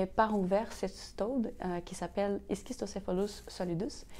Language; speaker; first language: French; non-native, fluent; Portuguese